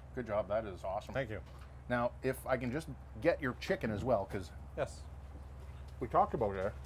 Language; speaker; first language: English; native; English